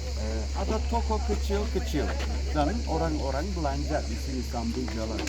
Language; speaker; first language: Indonesian; non-native, learner; Turkish